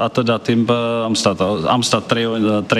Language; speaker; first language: Romanian; non-native, fluent; Czech